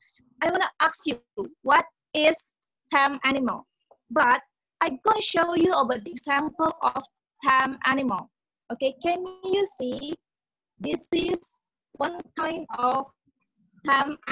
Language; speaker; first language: English; non-native, fluent; Indonesian